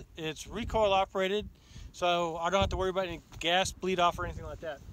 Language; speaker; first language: English; native; English